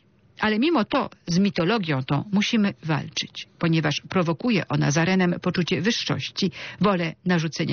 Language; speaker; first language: Polish; native; Polish